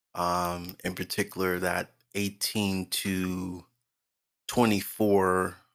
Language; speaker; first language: English; native; English